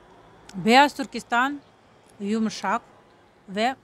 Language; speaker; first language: Turkish; non-native, learner; Russian